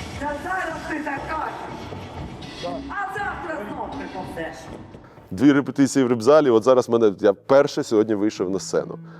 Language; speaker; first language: Ukrainian; native; Ukrainian